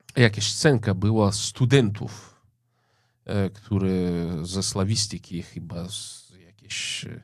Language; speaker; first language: Polish; non-native, fluent; Russian